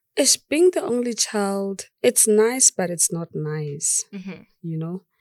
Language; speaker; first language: English; non-native, local second language; Tswana